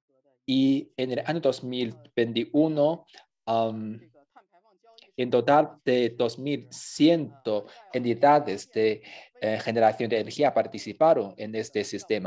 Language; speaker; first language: Spanish; non-native, fluent; Chinese